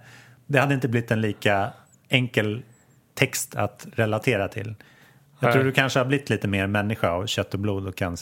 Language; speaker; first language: Swedish; native; Swedish